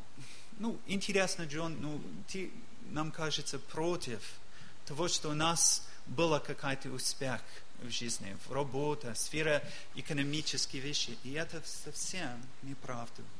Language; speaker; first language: Russian; non-native, learner; English